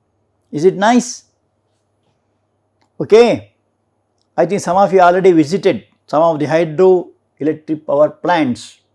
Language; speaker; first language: English; non-native, local second language; Kannada